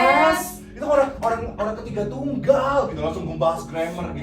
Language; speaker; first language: Indonesian; native; Indonesian